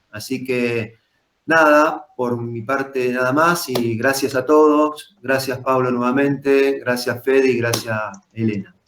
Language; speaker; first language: Spanish; native; Spanish